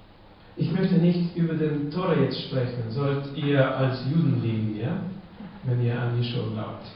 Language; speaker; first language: German; non-native, fluent; Russian